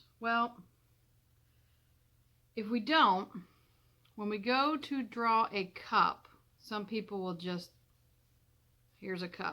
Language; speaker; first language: English; native; English